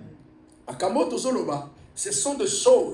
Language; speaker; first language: French; non-native, local second language; Lingala